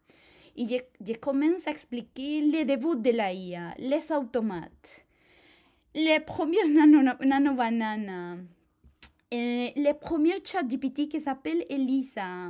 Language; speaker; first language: French; non-native, fluent; Spanish